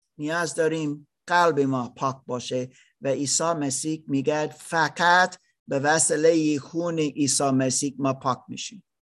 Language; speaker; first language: Persian; non-native, learner; German